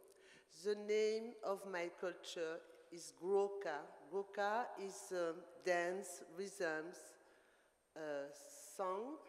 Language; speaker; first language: English; non-native, learner; French